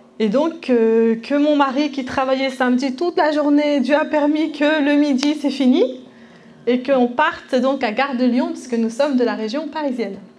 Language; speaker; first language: French; early bilingual, other home language; Spanish